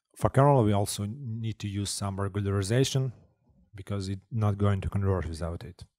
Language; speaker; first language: English; non-native, fluent; Russian